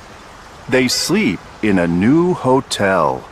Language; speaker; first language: English; non-native, learner; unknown